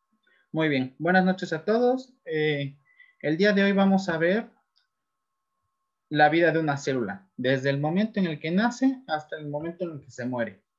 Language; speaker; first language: Spanish; native; Spanish